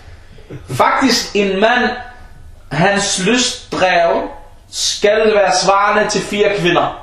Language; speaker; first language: Danish; non-native, fluent; Arabic